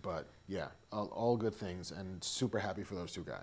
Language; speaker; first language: English; native; English